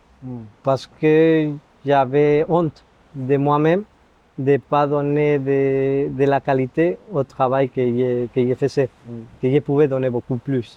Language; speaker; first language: French; non-native, fluent; Spanish